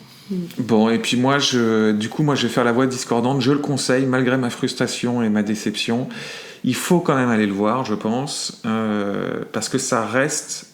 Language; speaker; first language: French; native; French